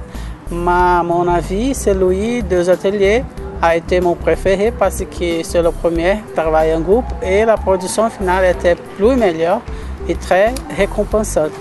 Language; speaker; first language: French; non-native, learner; Portuguese